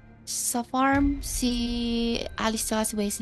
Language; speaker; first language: Filipino; early bilingual, other home language; Chinese